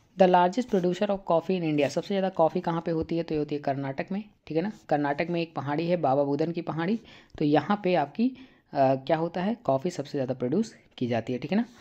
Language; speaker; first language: Hindi; native; Hindi